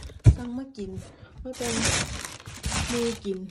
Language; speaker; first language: Thai; non-native, local second language; Northeastern Thai